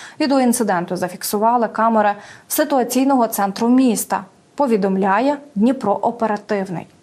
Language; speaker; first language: Ukrainian; native; Ukrainian